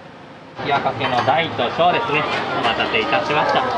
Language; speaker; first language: Japanese; native; Japanese